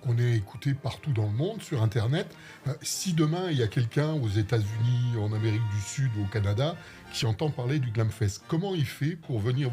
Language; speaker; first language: French; native; French